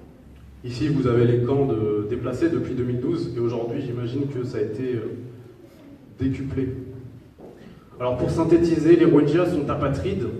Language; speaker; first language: French; native; French